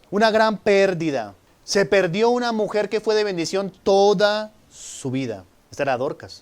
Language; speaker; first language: Spanish; native; Spanish